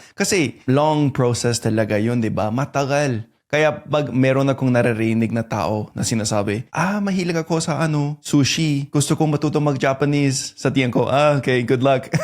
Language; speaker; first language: Filipino; non-native, fluent; English